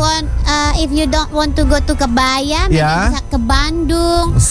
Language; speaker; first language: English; non-native, learner; Indonesian